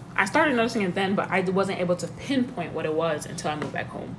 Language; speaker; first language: English; native; English